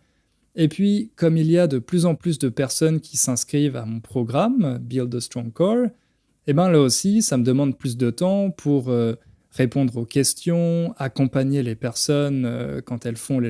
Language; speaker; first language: French; native; French